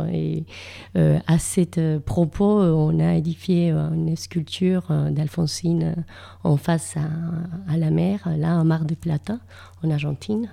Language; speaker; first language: French; non-native, fluent; Spanish